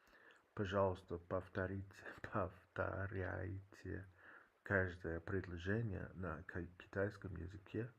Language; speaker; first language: Russian; non-native, learner; English